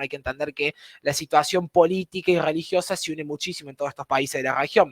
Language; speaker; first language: Spanish; native; Spanish